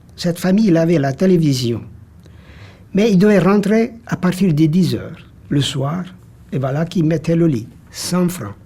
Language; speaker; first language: French; non-native, fluent; Italian